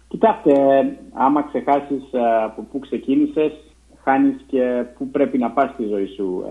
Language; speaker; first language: Greek; early bilingual, heritage; Greek